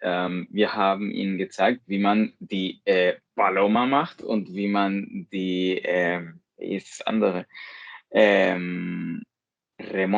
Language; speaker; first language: German; non-native, fluent; Spanish